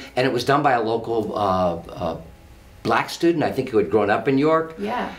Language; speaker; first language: English; native; English